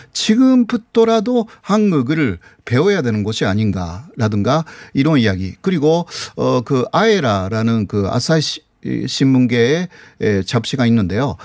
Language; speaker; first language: Korean; non-native, fluent; Japanese